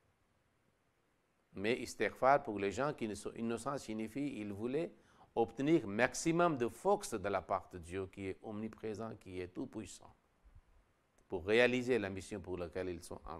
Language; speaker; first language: French; non-native, local second language; Wolof